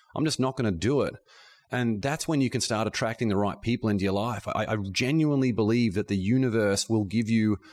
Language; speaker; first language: English; native; English